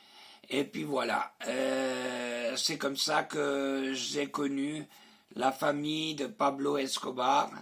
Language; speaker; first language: French; non-native, fluent; Spanish